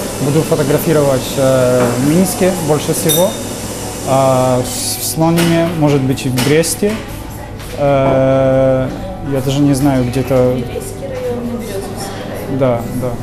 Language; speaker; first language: Russian; non-native, learner; Polish